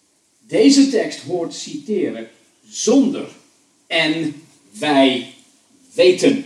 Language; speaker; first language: Dutch; native; Dutch